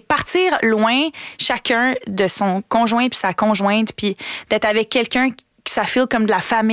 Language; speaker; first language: French; native; French